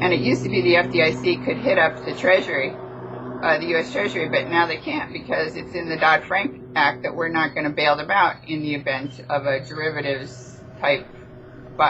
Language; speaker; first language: English; native; English